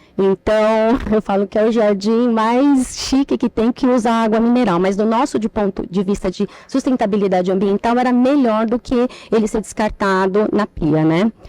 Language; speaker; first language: Portuguese; native; Portuguese